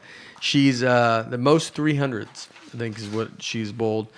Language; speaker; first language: English; native; English